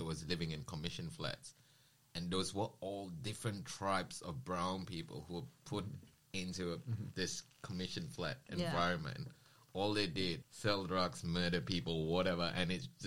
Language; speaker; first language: English; non-native, local second language; Malay